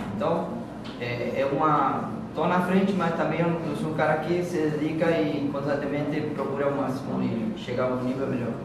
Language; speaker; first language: Portuguese; non-native, fluent; Spanish